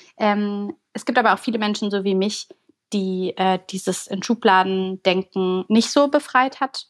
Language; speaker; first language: German; early bilingual, other home language; Bulgarian